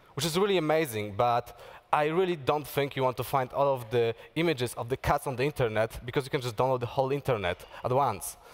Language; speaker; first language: English; non-native, fluent; Polish